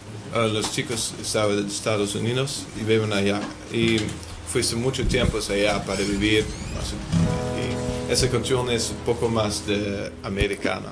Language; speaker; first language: Spanish; non-native, learner; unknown